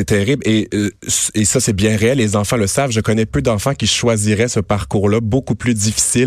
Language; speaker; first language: French; native; French